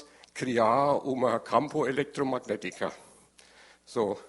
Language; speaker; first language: Portuguese; non-native, learner; German